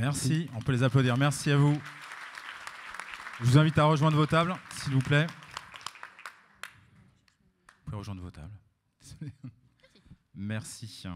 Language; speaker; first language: French; native; French